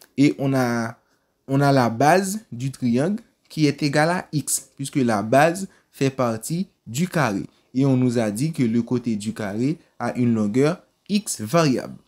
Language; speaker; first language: French; non-native, local second language; Haitian Creole